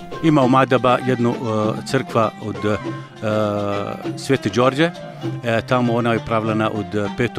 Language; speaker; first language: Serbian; non-native, learner; Arabic